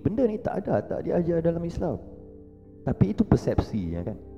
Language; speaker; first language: Malay; native; Malay